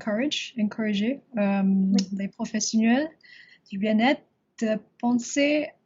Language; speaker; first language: French; non-native, learner; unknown